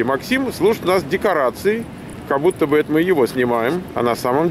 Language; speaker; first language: Russian; native; Russian